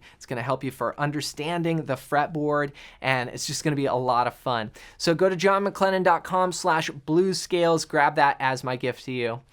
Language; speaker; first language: English; native; English